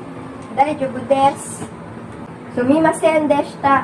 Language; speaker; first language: Japanese; non-native, learner; Filipino